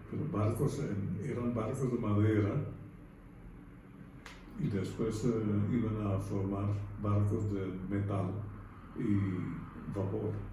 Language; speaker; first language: Spanish; non-native, fluent; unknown